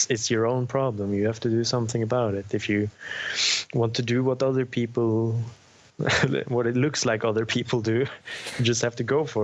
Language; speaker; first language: English; non-native, fluent; Norwegian